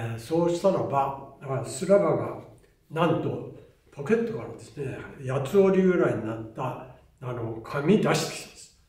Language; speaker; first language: Japanese; native; Japanese